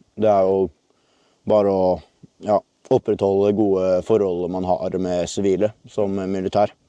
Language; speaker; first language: Norwegian; native; Norwegian